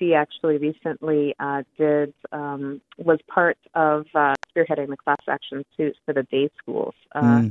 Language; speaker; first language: English; native; English